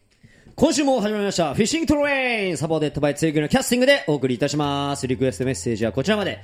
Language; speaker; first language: Japanese; native; Japanese